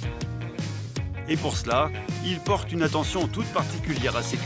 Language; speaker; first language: French; native; French